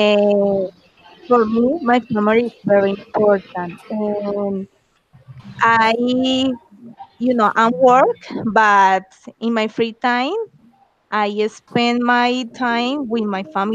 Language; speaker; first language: English; non-native, learner; Spanish